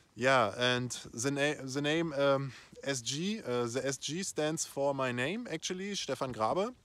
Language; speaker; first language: English; non-native, fluent; German